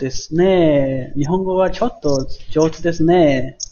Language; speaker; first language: Japanese; non-native, fluent; Chinese